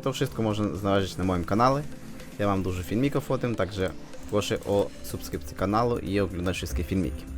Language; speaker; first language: Polish; non-native, fluent; Ukrainian